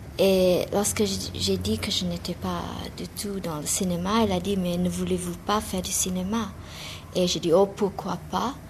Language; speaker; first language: French; non-native, fluent; English